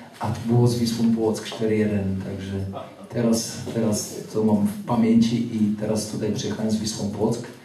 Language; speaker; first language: Polish; non-native, fluent; Czech